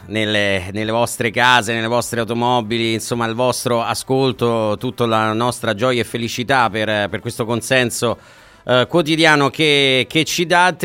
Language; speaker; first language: Italian; native; Italian